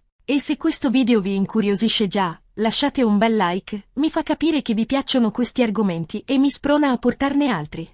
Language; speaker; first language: Italian; native; Italian